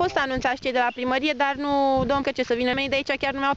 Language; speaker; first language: Romanian; native; Romanian